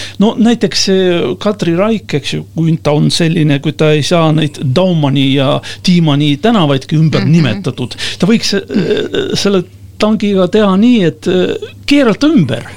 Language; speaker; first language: Estonian; non-native, local second language; Russian